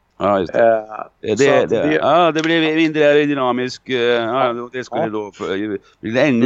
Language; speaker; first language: Swedish; non-native, fluent; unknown